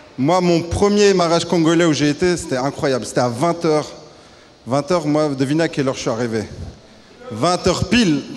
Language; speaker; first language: French; native; French